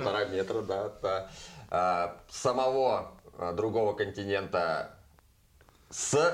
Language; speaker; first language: Russian; native; Russian